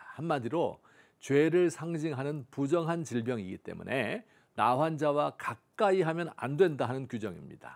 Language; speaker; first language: Korean; native; Korean